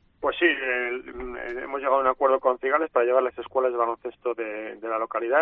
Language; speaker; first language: Spanish; native; Spanish